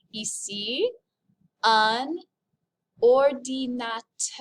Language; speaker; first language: French; non-native, fluent; English